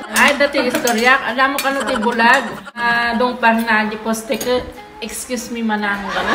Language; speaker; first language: Filipino; non-native, local second language; Iloko